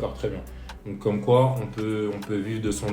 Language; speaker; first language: French; native; French